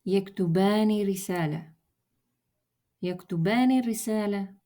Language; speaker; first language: Arabic; non-native, fluent; Russian